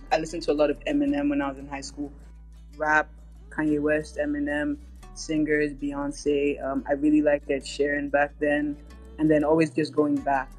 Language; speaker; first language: English; native; English